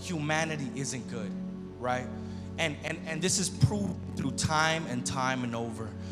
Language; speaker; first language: English; early bilingual, other home language; Spanish